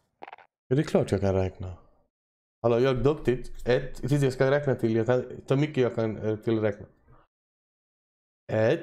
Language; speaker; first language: Swedish; native; Swedish